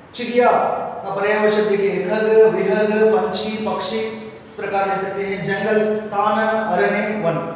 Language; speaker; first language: Hindi; non-native, local second language; Telugu